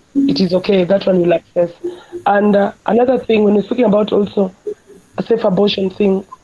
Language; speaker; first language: English; non-native, local second language; Luo (Kenya and Tanzania)